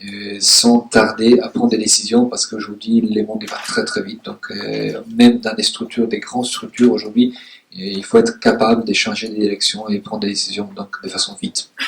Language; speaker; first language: French; native; French